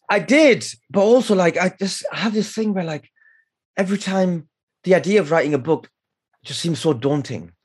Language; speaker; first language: English; native; English